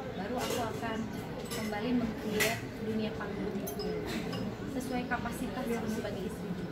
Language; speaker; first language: Indonesian; native; Indonesian